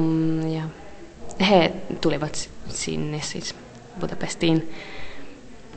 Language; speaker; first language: Finnish; non-native, learner; Hungarian